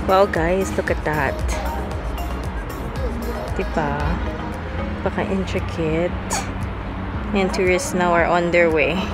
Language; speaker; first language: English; non-native, local second language; Filipino